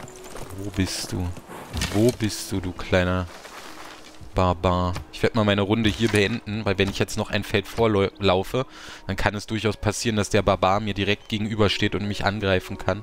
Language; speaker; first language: German; native; German